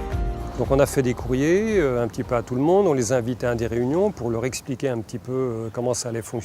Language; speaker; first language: French; native; French